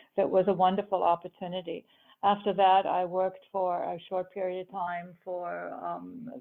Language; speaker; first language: English; early bilingual, other home language; German